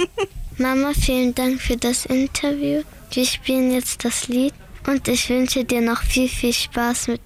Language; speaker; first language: German; early bilingual, other home language; Persian